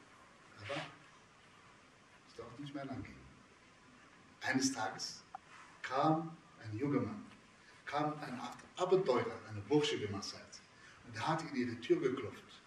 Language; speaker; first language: German; non-native, fluent; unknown